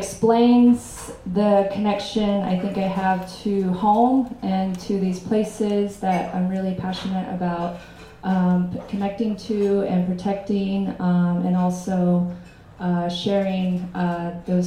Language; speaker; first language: English; native; English